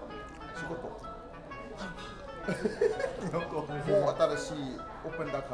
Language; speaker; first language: Japanese; non-native, learner; Burmese